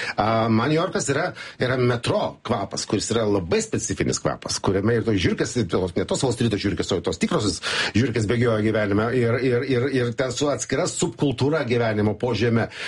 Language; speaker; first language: Lithuanian; native; Lithuanian